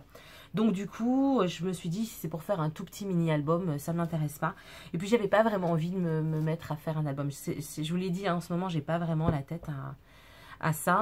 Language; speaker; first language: French; native; French